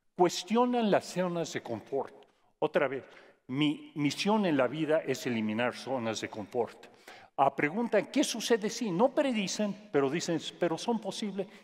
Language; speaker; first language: Spanish; non-native, fluent; English